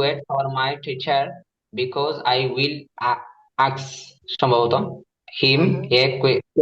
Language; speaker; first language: English; non-native, learner; Bangla